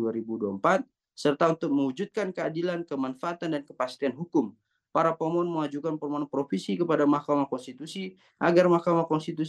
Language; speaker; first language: Indonesian; native; Indonesian